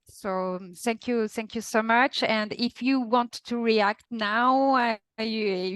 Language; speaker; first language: English; non-native, fluent; Italian